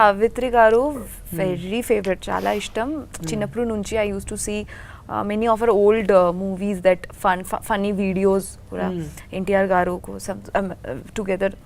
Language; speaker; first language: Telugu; non-native, learner; Bangla